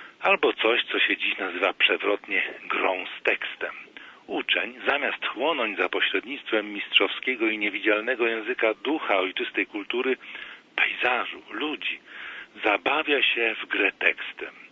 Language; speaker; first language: Polish; native; Polish